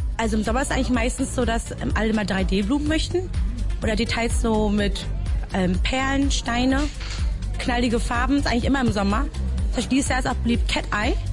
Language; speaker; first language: German; non-native, fluent; Vietnamese